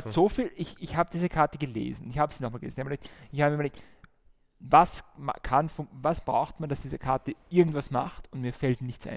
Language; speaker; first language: German; native; German